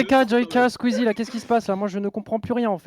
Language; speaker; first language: French; native; French